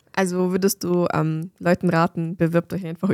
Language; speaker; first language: German; native; German